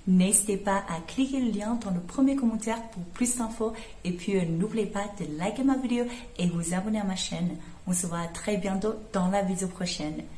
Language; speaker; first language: French; non-native, fluent; Chinese